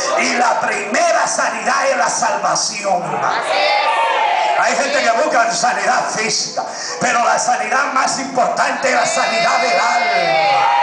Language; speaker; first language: Spanish; native; Spanish